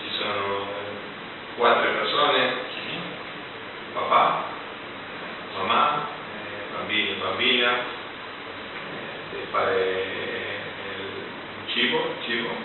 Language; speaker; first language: Italian; non-native, learner; Spanish